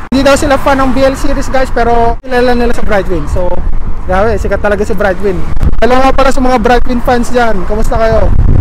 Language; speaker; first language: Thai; non-native, fluent; Filipino